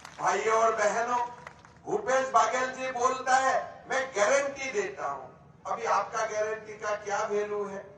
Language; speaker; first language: Hindi; non-native, local second language; Assamese